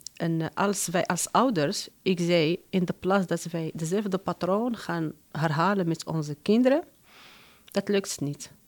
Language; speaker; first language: Dutch; non-native, fluent; Arabic